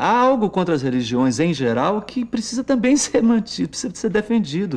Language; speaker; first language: Portuguese; native; Portuguese